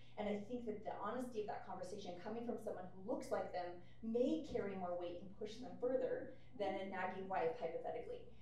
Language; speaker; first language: English; native; English